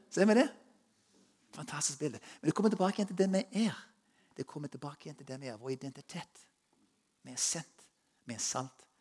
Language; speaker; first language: Norwegian; non-native, fluent; English